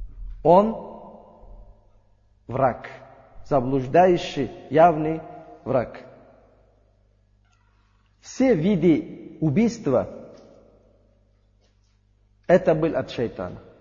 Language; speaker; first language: Russian; non-native, learner; Uzbek